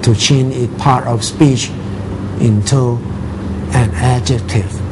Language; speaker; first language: English; non-native, fluent; Thai